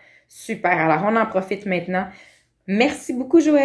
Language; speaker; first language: French; native; French